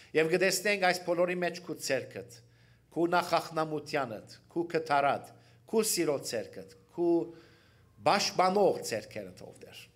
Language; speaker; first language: Armenian; early bilingual, heritage; Armenian